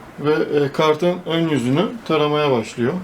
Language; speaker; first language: Turkish; native; Turkish